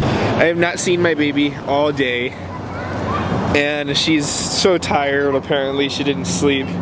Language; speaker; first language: English; native; English